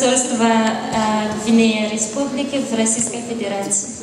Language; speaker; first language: Russian; non-native, learner; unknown